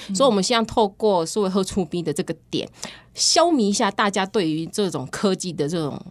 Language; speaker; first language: Chinese; native; Chinese